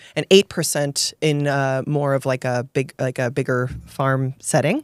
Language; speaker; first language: English; native; English